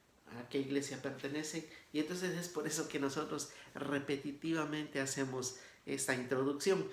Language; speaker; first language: Spanish; native; Spanish